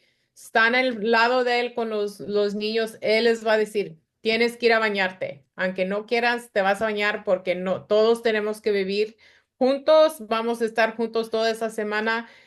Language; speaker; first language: Spanish; early bilingual, other home language; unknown